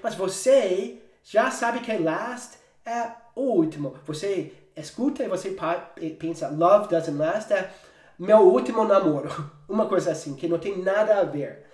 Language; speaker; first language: Portuguese; non-native, fluent; English